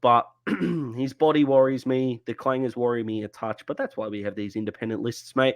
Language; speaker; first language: English; native; English